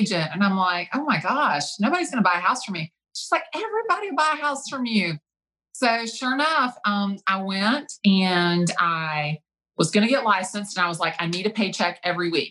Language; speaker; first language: English; native; English